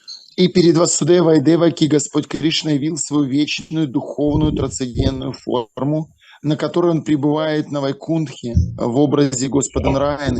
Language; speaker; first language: Russian; native; Russian